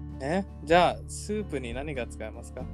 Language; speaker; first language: Japanese; non-native, learner; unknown